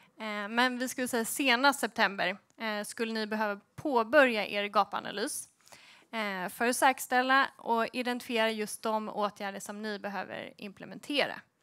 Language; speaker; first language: Swedish; native; Swedish